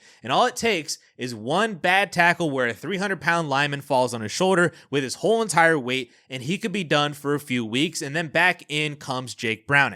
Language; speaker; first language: English; native; English